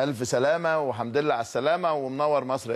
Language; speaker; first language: Arabic; native; Arabic